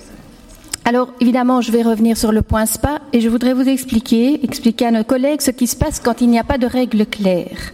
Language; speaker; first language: French; native; French